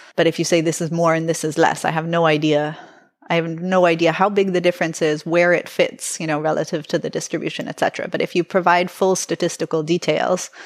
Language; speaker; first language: English; native; English